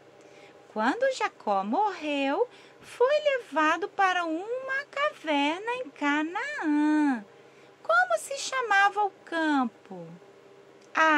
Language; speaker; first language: Portuguese; native; Portuguese